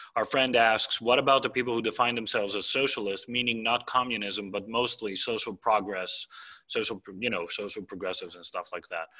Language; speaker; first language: English; non-native, fluent; Greek